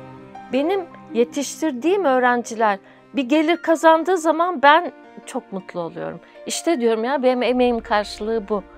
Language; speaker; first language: Turkish; native; Turkish